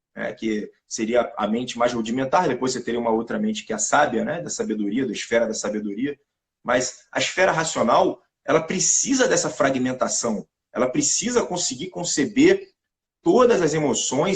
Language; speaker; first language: Portuguese; native; Portuguese